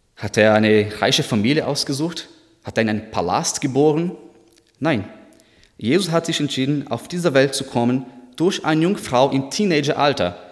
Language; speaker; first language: German; non-native, fluent; Portuguese